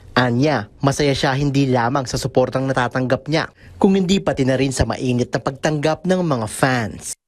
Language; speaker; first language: Filipino; native; Filipino